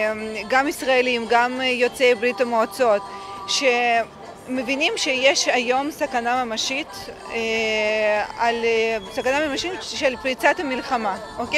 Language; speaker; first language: Hebrew; non-native, fluent; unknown